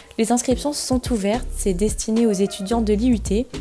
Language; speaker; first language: French; native; French